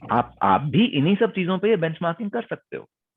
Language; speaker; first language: Hindi; native; Hindi